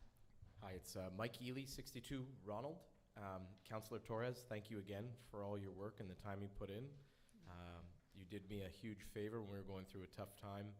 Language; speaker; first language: English; native; English